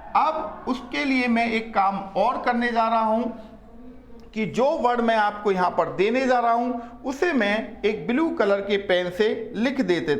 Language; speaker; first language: Hindi; native; Hindi